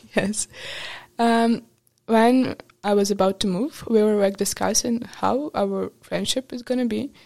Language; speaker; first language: English; non-native, fluent; Ukrainian